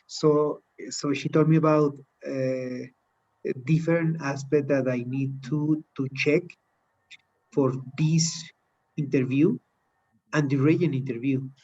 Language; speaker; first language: English; non-native, learner; Spanish